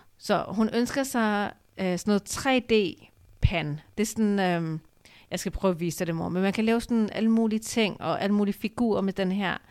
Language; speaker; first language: Danish; early bilingual, other home language; Urdu